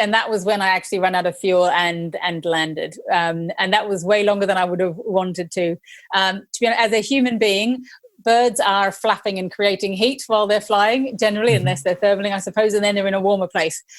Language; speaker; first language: English; native; English